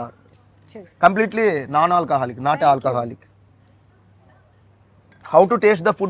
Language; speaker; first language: Telugu; native; Telugu